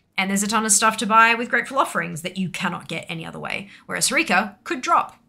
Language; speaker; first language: English; native; English